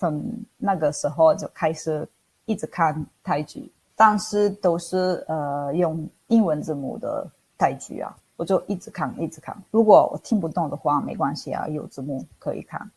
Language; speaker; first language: Chinese; non-native, fluent; Italian